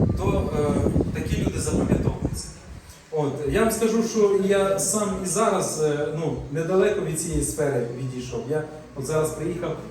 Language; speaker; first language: Ukrainian; non-native, local second language; Russian